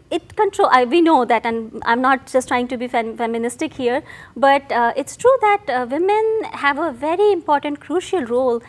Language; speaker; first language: English; non-native, local second language; Hindi